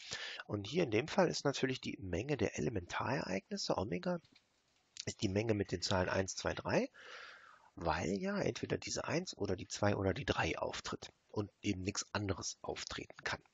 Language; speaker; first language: German; native; German